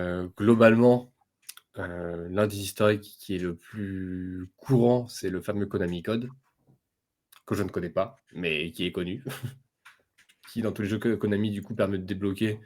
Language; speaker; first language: French; native; French